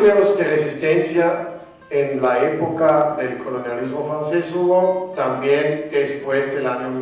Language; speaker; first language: Spanish; non-native, fluent; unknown